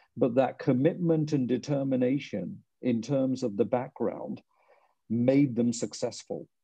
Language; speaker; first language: English; non-native, local second language; Punjabi